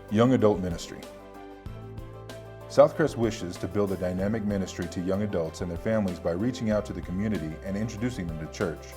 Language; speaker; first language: English; native; English